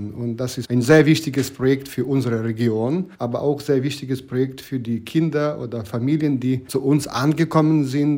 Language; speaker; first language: German; non-native, fluent; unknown